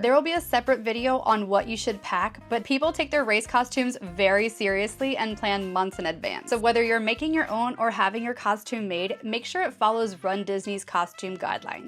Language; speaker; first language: English; native; English